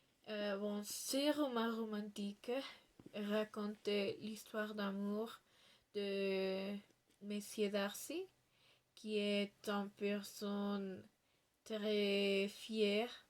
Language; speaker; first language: French; non-native, learner; Spanish